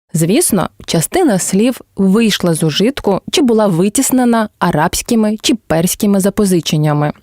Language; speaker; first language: Ukrainian; non-native, local second language; Crimean Tatar